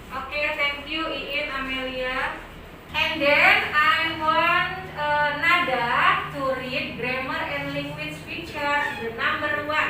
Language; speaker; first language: English; non-native, learner; Indonesian